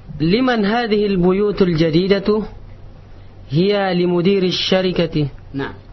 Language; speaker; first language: Arabic; non-native, learner; Indonesian